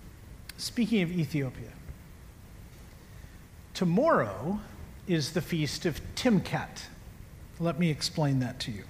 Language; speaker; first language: English; native; English